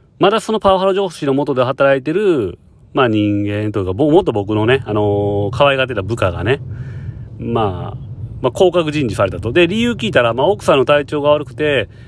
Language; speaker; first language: Japanese; native; Japanese